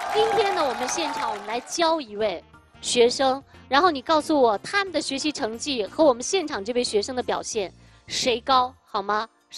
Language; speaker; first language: Chinese; native; Chinese